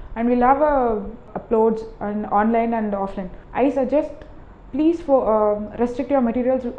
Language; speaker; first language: English; non-native, local second language; Tamil